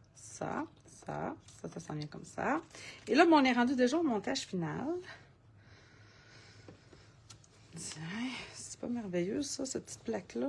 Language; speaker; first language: French; native; French